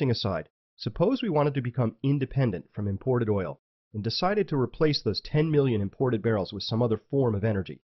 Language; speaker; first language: English; native; English